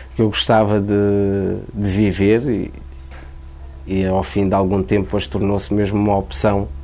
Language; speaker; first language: Portuguese; native; Portuguese